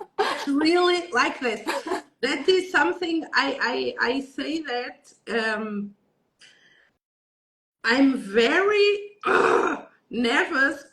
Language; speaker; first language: English; non-native, learner; Portuguese